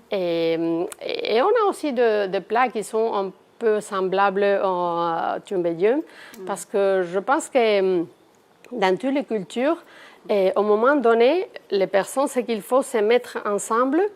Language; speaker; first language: French; non-native, fluent; Spanish